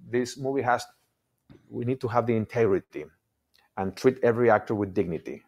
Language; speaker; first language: English; non-native, fluent; Spanish